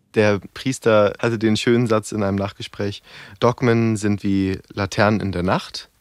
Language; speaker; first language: German; native; German